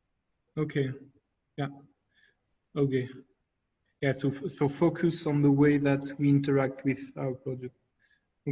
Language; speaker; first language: English; non-native, fluent; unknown